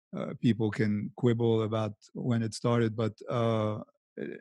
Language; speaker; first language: English; non-native, fluent; Arabic